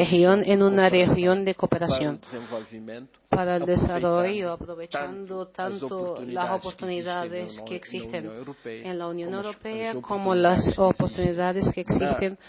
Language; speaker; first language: Spanish; non-native, fluent; Portuguese